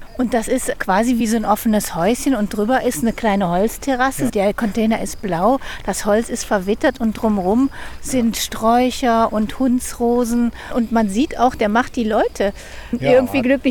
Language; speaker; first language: German; native; German